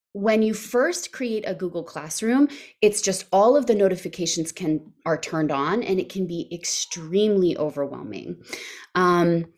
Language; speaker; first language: English; native; English